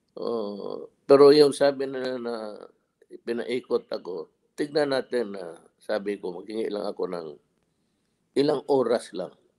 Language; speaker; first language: Filipino; non-native, local second language; Cebuano